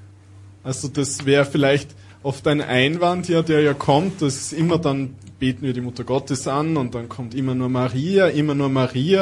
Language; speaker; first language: German; native; German